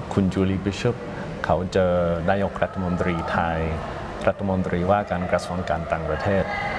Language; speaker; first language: Thai; non-native, fluent; English